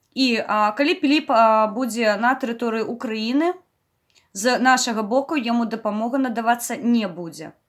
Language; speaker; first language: Belarusian; non-native, local second language; Russian